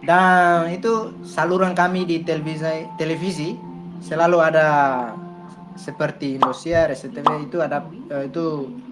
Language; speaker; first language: Indonesian; non-native, fluent; Tetum